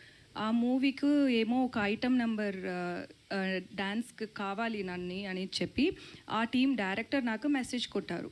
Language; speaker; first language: Telugu; non-native, learner; Tamil